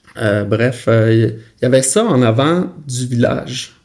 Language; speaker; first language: French; native; French